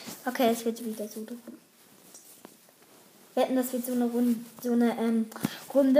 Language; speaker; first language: German; native; German